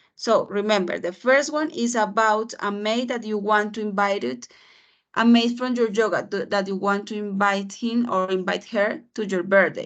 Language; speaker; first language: English; non-native, fluent; Spanish